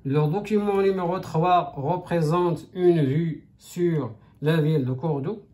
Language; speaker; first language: French; non-native, local second language; Arabic